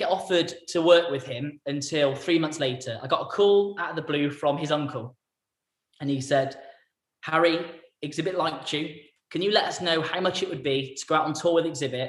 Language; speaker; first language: English; native; English